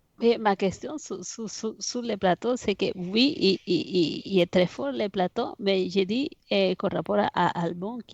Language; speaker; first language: French; non-native, fluent; Spanish